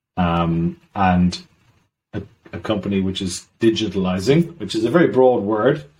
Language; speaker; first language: English; native; English